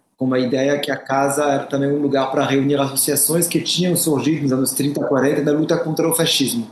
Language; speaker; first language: Portuguese; non-native, fluent; French